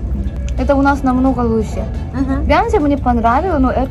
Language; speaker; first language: Russian; non-native, learner; Korean